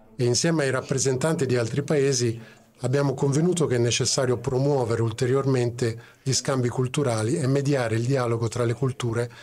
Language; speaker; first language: Italian; non-native, fluent; Czech